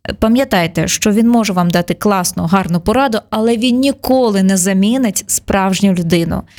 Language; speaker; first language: Ukrainian; native; Ukrainian